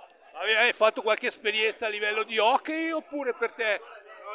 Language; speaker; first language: Italian; native; Italian